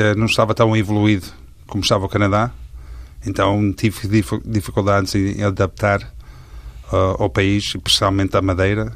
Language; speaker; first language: Portuguese; early bilingual, heritage; Portuguese